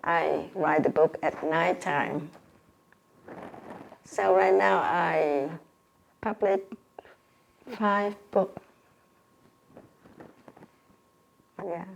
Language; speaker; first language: English; non-native, learner; Vietnamese